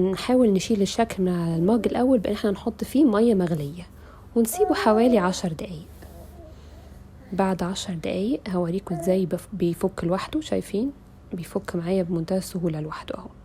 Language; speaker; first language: Arabic; native; Arabic